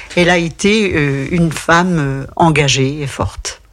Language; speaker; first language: French; native; French